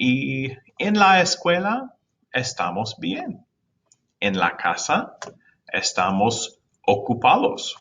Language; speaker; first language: Spanish; non-native, fluent; English